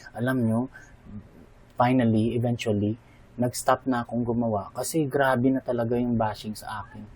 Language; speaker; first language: Filipino; non-native, local second language; Hiligaynon